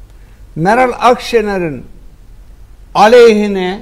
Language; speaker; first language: Turkish; native; Turkish